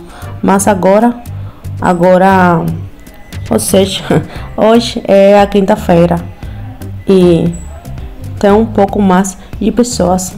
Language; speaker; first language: Portuguese; non-native, learner; Spanish